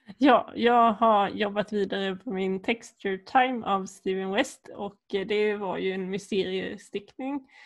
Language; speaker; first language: Swedish; native; Swedish